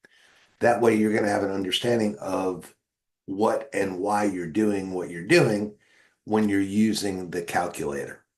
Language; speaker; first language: English; native; English